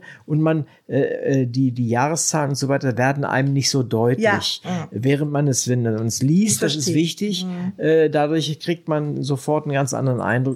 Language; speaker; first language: German; native; German